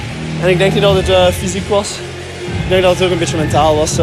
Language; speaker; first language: Dutch; non-native, local second language; French